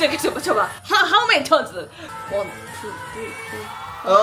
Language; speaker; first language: English; non-native, learner; Korean